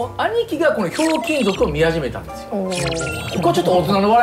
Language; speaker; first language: Japanese; native; Japanese